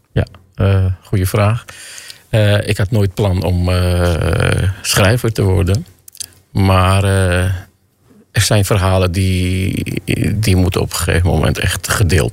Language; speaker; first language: Dutch; non-native, fluent; Armenian